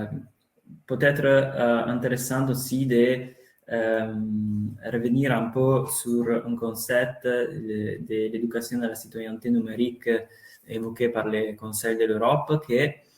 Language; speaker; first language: French; non-native, fluent; Italian